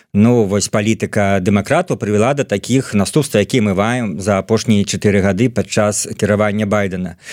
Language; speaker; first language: Belarusian; non-native, local second language; Russian